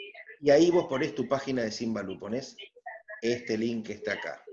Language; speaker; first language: Spanish; native; Spanish